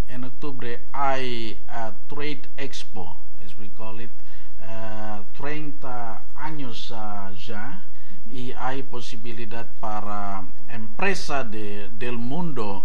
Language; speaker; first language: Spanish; non-native, learner; Indonesian